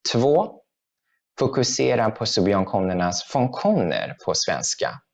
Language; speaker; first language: Swedish; non-native, fluent; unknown